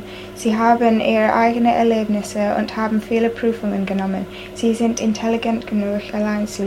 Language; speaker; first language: German; non-native, learner; English